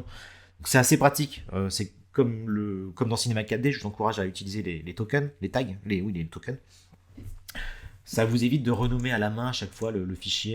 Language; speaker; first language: French; native; French